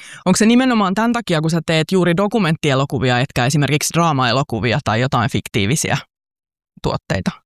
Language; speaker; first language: Finnish; native; Finnish